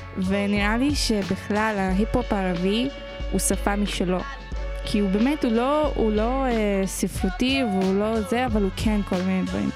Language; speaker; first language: Hebrew; non-native, local second language; Arabic